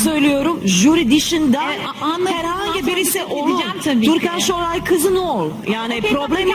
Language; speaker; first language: Turkish; non-native, learner; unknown